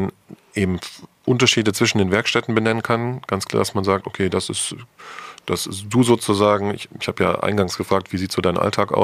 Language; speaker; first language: German; native; German